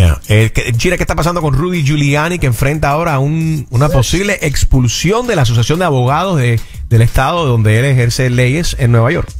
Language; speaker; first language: Spanish; native; Spanish